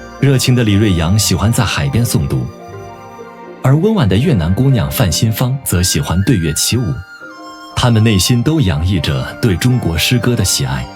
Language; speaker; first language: Chinese; native; Chinese